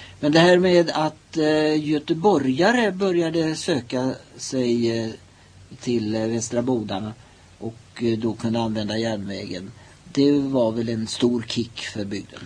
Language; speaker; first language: Swedish; native; Swedish